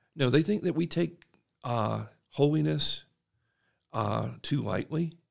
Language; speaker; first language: English; native; English